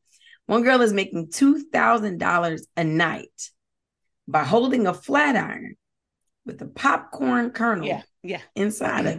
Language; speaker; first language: English; native; English